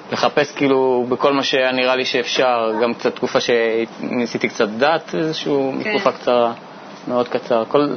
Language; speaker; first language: Hebrew; early bilingual, other home language; French